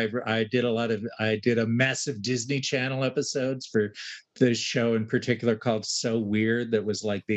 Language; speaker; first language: English; native; English